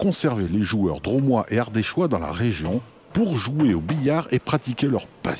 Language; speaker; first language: French; native; French